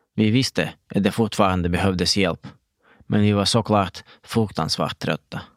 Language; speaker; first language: Swedish; non-native, fluent; Russian